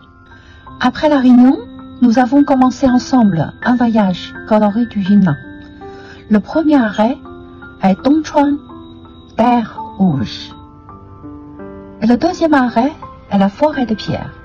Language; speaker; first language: French; non-native, fluent; Chinese